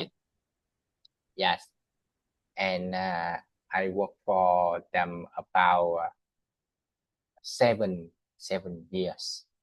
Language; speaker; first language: English; non-native, learner; Vietnamese